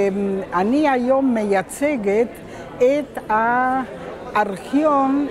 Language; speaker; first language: Hebrew; non-native, local second language; Spanish